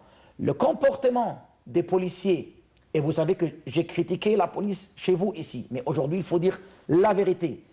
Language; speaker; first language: French; non-native, fluent; Arabic